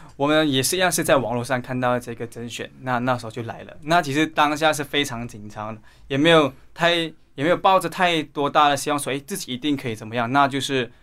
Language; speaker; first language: Chinese; native; Chinese